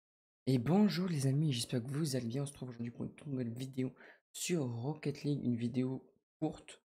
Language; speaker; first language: French; native; French